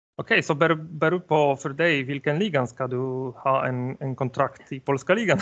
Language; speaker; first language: Swedish; non-native, learner; Polish